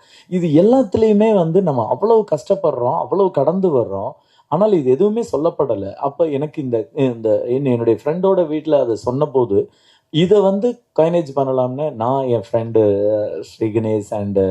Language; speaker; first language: Tamil; native; Tamil